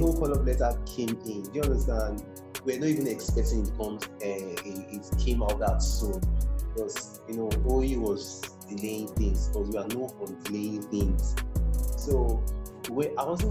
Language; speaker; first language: English; non-native, local second language; Igbo